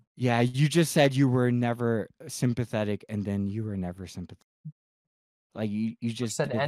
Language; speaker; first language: English; native; English